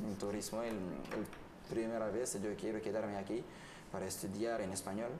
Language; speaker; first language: Spanish; non-native, learner; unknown